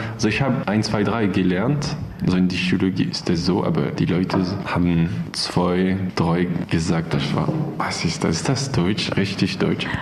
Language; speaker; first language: German; non-native, learner; French